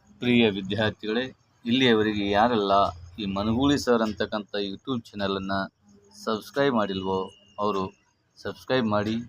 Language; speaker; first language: Kannada; native; Kannada